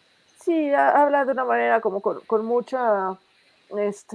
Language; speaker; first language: Spanish; native; Spanish